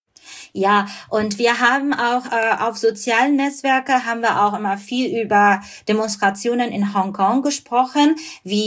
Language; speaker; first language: German; non-native, fluent; Burmese